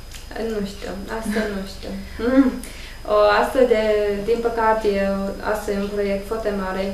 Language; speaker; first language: Romanian; non-native, learner; English